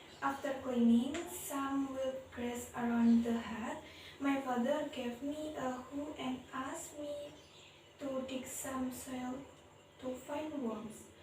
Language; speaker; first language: English; non-native, learner; Indonesian